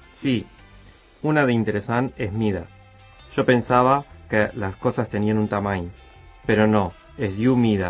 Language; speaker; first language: Catalan; non-native, learner; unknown